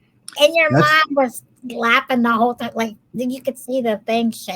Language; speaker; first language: English; native; English